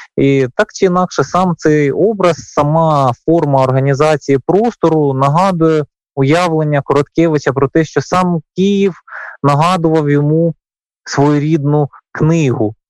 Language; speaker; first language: Ukrainian; native; Ukrainian